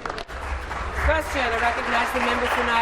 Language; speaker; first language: English; native; English